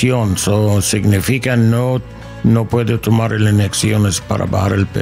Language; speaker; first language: Spanish; non-native, learner; English